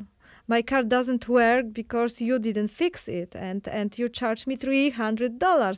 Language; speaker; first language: English; non-native, learner; Polish